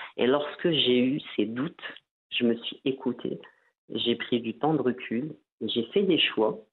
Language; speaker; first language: French; non-native, local second language; Arabic